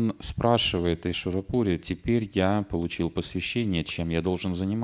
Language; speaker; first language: Russian; native; Russian